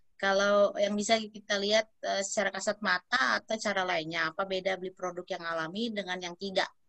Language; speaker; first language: Indonesian; native; Indonesian